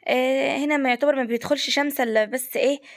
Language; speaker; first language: Arabic; native; Arabic